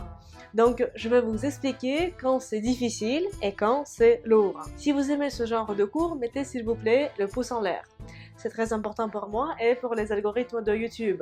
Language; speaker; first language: French; non-native, fluent; Russian